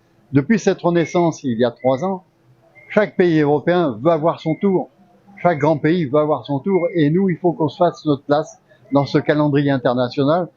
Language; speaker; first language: French; native; French